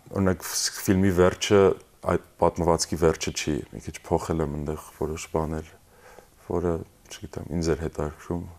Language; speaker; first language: Armenian; early bilingual, heritage; Armenian